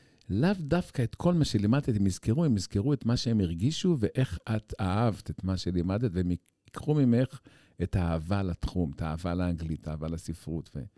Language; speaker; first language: Hebrew; native; Hebrew